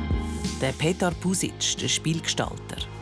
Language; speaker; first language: German; native; German